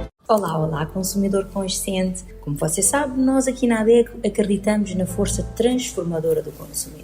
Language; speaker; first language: Portuguese; non-native, local second language; Kabuverdianu